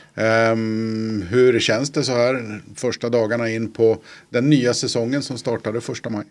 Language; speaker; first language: Swedish; native; Swedish